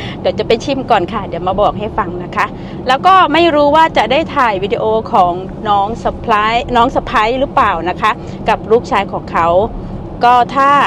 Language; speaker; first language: Thai; native; Thai